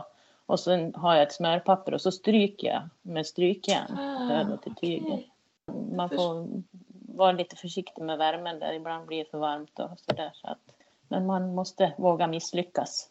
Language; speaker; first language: Swedish; native; Swedish